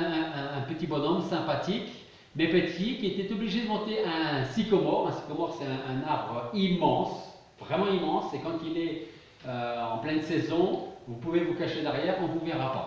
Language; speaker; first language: French; native; French